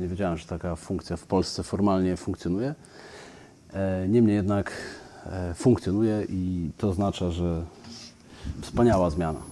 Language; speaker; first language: Polish; native; Polish